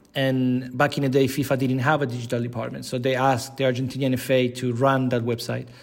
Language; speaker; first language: English; non-native, fluent; Spanish